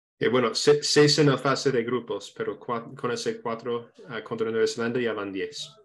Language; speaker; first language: Spanish; non-native, fluent; English